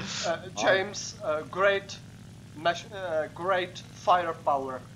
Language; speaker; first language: English; non-native, learner; Czech